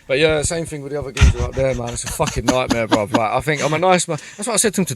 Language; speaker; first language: English; native; English